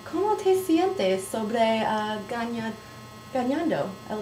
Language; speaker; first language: Spanish; non-native, learner; English